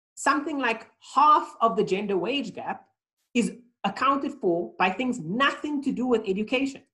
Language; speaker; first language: English; native; English